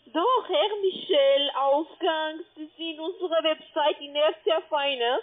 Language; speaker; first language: German; non-native, fluent; French